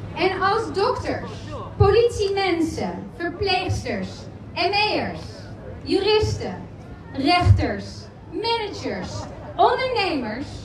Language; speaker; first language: Dutch; early bilingual, other home language; Spanish